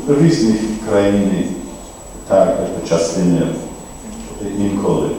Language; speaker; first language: Ukrainian; non-native, fluent; English